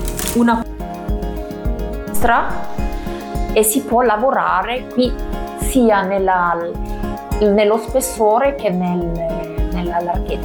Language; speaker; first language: Italian; non-native, fluent; German